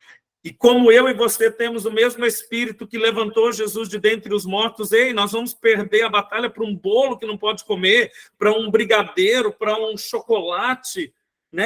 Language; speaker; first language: Portuguese; native; Portuguese